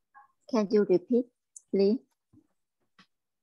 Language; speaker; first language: English; non-native, learner; Vietnamese